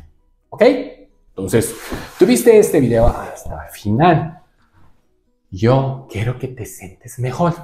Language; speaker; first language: Spanish; non-native, learner; Japanese